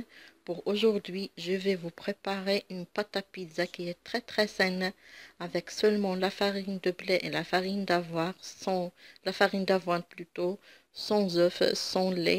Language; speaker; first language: French; non-native, local second language; Arabic